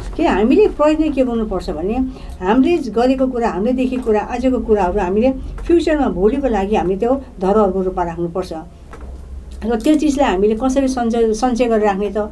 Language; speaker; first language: Nepali; non-native, local second language; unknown